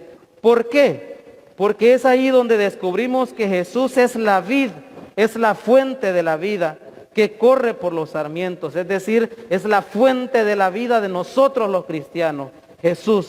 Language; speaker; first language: Spanish; native; Spanish